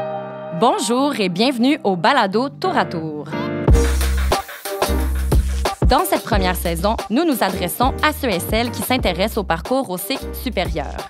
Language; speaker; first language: French; native; French